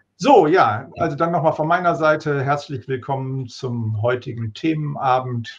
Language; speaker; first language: German; native; German